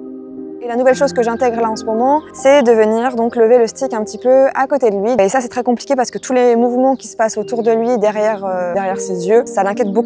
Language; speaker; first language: French; native; French